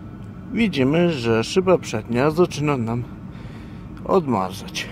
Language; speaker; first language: Polish; native; Polish